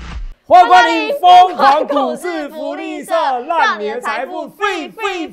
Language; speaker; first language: Chinese; native; Chinese